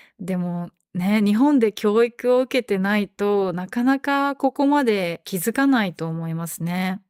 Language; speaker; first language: Japanese; native; Japanese